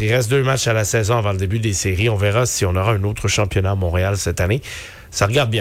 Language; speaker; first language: French; native; French